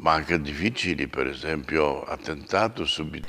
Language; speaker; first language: Italian; non-native, fluent; Polish